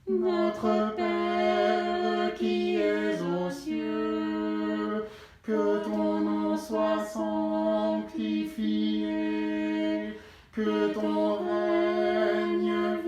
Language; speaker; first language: French; native; French